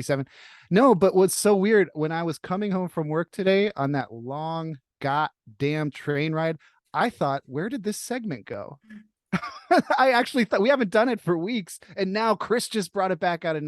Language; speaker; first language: English; native; English